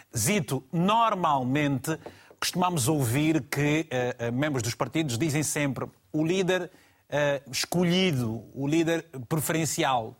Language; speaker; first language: Portuguese; native; Portuguese